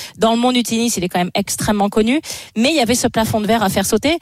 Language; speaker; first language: French; native; French